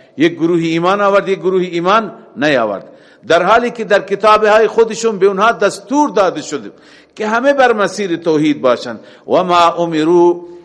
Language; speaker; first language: Persian; native; Persian